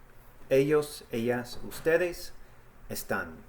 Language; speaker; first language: Spanish; non-native, fluent; English